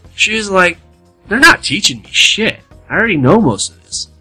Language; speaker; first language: English; native; English